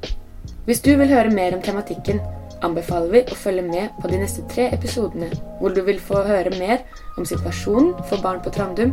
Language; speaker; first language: Norwegian; native; Norwegian